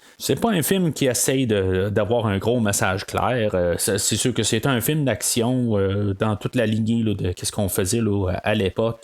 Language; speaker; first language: French; native; French